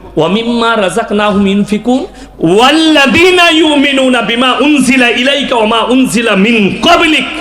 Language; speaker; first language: Urdu; non-native, local second language; Bangla